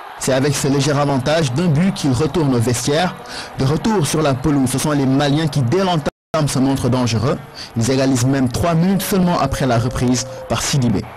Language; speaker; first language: French; non-native, local second language; Wolof